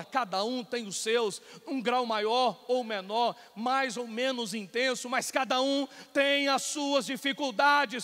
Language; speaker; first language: Portuguese; native; Portuguese